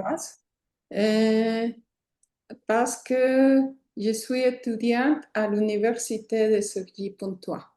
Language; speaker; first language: French; non-native, learner; Spanish